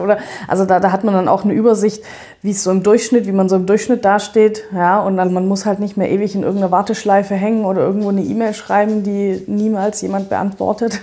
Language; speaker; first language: German; native; German